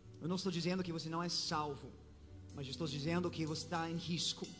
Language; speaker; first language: Portuguese; non-native, fluent; English